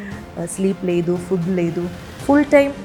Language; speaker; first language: Telugu; non-native, learner; Malayalam